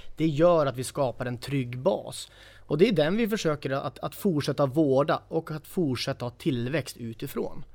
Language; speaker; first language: Swedish; native; Swedish